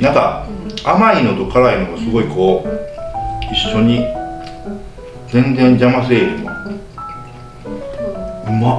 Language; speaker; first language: Japanese; native; Japanese